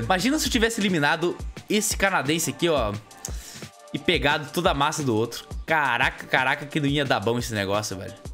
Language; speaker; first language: Portuguese; native; Portuguese